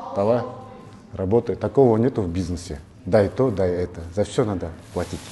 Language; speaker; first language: Russian; non-native, local second language; Kazakh